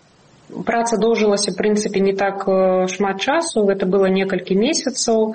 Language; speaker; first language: Belarusian; non-native, local second language; Russian